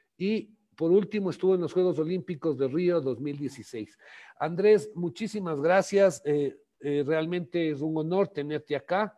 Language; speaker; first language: Spanish; native; Spanish